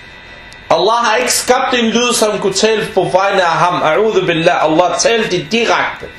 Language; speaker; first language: Danish; non-native, fluent; Arabic